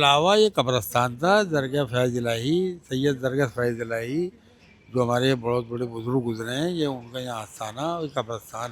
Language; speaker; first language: Hindi; native; Hindi